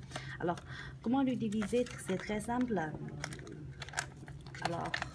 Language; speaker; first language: French; non-native, learner; Chinese